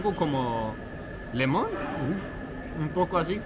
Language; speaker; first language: Spanish; non-native, learner; Danish